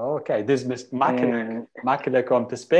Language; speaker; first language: Dutch; non-native, fluent; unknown